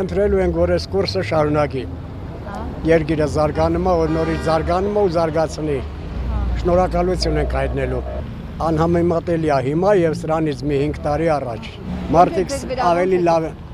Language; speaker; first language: Armenian; native; Armenian